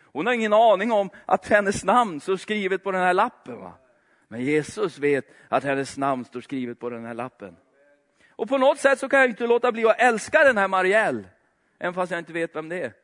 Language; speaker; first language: Swedish; native; Swedish